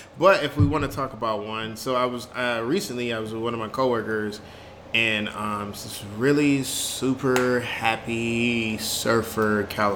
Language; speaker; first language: English; native; English